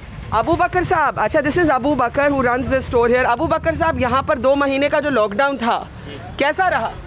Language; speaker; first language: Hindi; native; Hindi